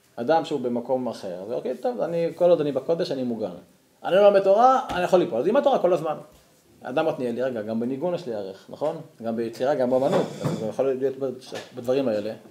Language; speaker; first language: Hebrew; native; Hebrew